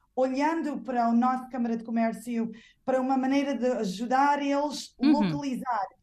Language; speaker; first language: Portuguese; non-native, fluent; English